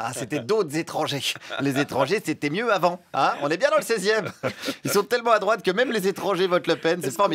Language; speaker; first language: French; native; French